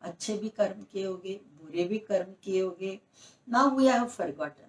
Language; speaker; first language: Hindi; non-native, local second language; Marathi